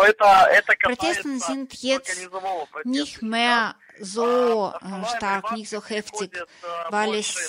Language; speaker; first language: German; non-native, fluent; Russian